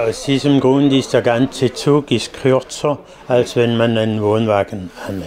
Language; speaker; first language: German; non-native, fluent; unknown